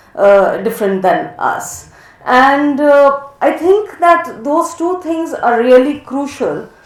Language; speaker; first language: English; non-native, local second language; Hindi